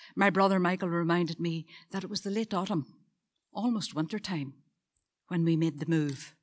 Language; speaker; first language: English; native; English